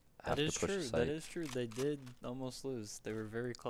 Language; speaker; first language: English; native; English